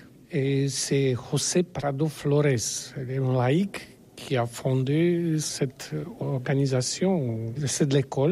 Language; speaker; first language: French; non-native, learner; Polish